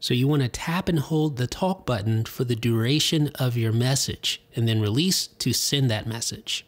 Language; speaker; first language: English; native; English